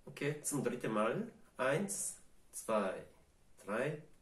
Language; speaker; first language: German; non-native, fluent; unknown